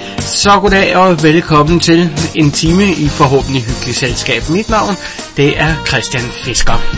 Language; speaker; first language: Danish; native; Danish